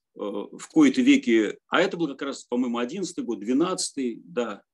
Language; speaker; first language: Russian; native; Russian